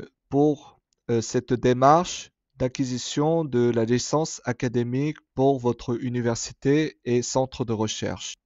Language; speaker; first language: French; non-native, fluent; Korean